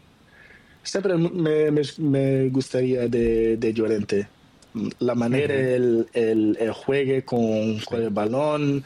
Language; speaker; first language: Spanish; non-native, learner; Portuguese